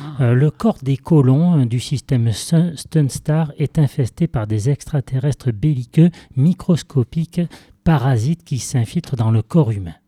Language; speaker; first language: French; native; French